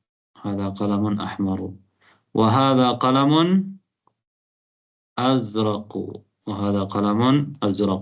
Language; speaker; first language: Arabic; non-native, fluent; Tamil